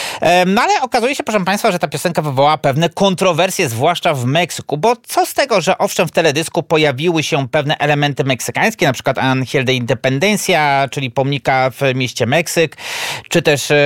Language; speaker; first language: Polish; native; Polish